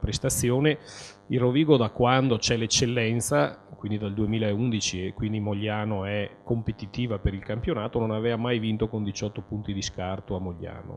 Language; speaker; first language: Italian; native; Italian